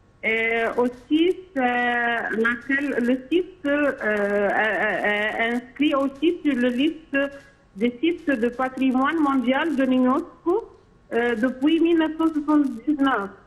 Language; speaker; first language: French; non-native, fluent; Arabic